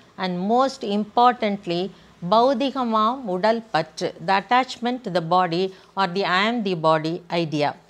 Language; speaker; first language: English; non-native, local second language; Tamil